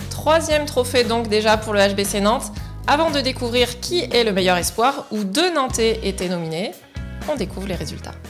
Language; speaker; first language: French; native; French